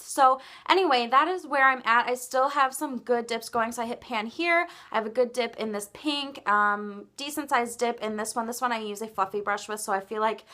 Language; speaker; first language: English; native; English